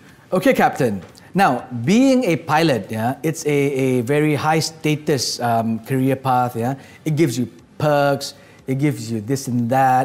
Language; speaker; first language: English; non-native, local second language; Malay